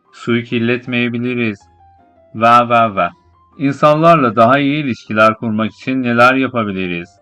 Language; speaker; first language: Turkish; non-native, fluent; Persian